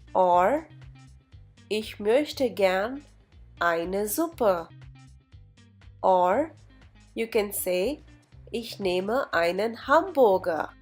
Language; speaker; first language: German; non-native, fluent; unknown